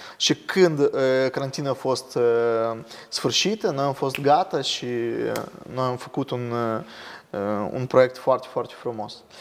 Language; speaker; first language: Romanian; non-native, learner; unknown